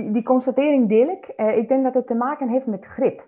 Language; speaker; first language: Dutch; non-native, fluent; Spanish